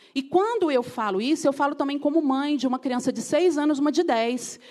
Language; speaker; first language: Portuguese; native; Portuguese